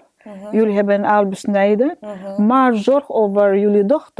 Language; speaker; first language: Dutch; non-native, learner; Arabic